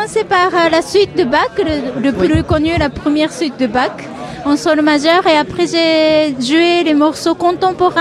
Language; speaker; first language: French; non-native, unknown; Japanese